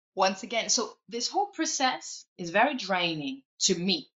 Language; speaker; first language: English; non-native, fluent; French